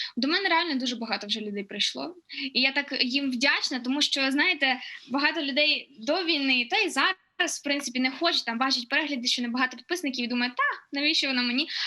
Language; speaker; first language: Ukrainian; non-native, local second language; Russian